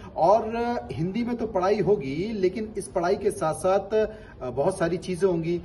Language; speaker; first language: Hindi; native; Hindi